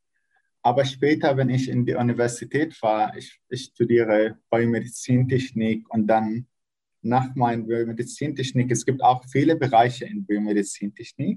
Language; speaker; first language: German; non-native, learner; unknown